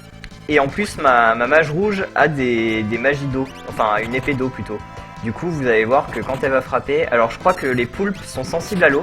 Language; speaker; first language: French; native; French